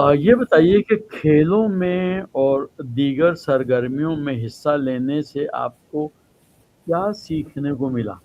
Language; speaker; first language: Urdu; native; Urdu